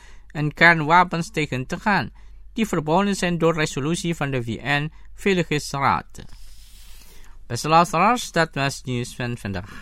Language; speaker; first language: Dutch; non-native, fluent; Indonesian